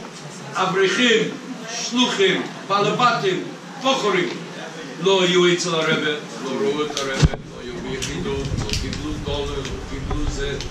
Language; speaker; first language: Hebrew; non-native, fluent; English